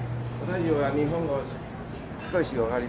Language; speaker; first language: Japanese; non-native, learner; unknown